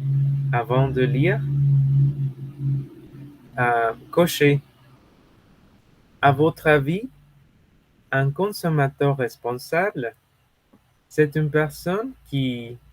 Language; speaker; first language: French; non-native, fluent; Spanish